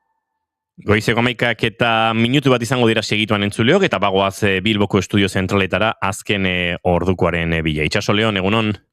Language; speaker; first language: Basque; native; Basque